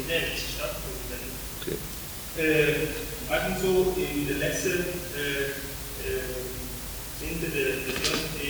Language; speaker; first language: German; non-native, fluent; Italian